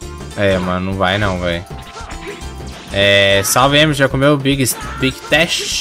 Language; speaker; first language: Portuguese; native; Portuguese